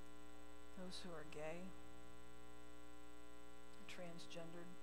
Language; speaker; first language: English; native; English